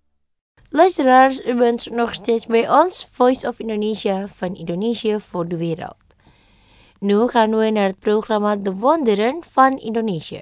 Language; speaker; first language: Dutch; non-native, learner; Indonesian